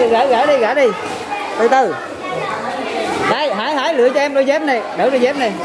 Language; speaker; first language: Vietnamese; native; Vietnamese